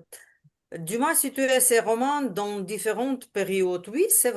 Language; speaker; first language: French; non-native, learner; Ukrainian